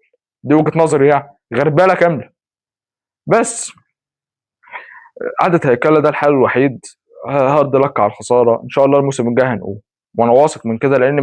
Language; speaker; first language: Arabic; native; Arabic